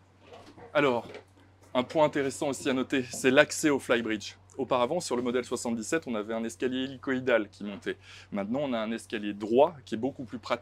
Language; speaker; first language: French; native; French